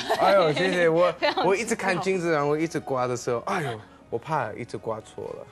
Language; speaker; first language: Chinese; non-native, learner; Korean